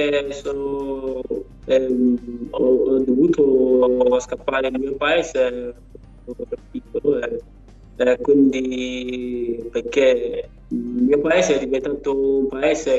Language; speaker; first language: Italian; non-native, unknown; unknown